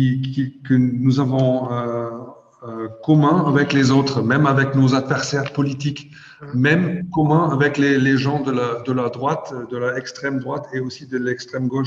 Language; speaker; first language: French; non-native, fluent; German